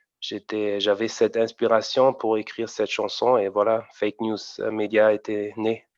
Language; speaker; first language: French; non-native, fluent; German